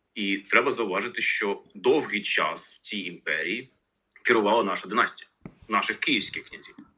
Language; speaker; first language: Ukrainian; native; Ukrainian